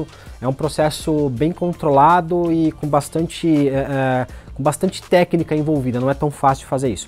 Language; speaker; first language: Portuguese; native; Portuguese